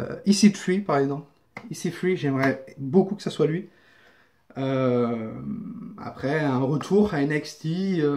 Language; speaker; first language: French; native; French